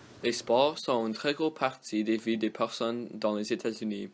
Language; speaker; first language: French; non-native, learner; English